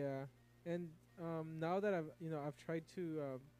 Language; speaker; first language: English; early bilingual, other home language; Spanish